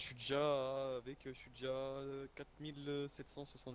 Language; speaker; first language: French; native; French